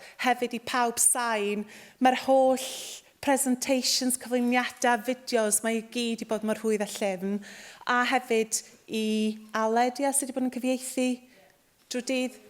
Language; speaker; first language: Welsh; native; Welsh